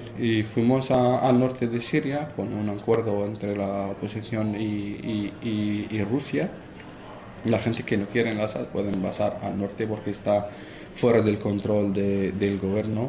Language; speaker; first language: Spanish; non-native, fluent; Arabic